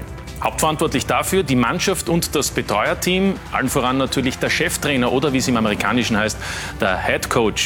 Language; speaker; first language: German; native; German